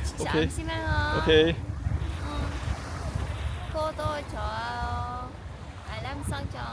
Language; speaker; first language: Korean; non-native, learner; Vietnamese